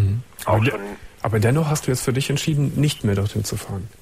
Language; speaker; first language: German; native; German